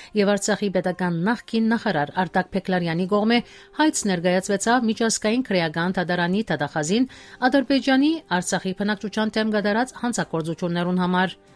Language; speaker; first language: Armenian; early bilingual, heritage; Armenian